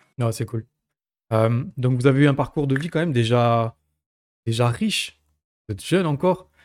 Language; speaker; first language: French; native; French